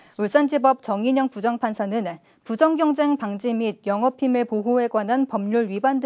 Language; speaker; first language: Korean; native; Korean